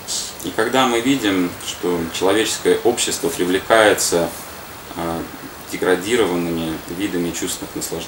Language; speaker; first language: Russian; native; Russian